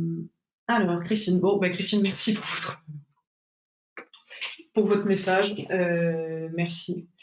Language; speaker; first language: French; native; French